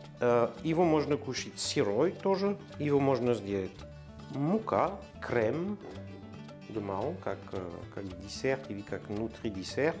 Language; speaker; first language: Russian; non-native, learner; French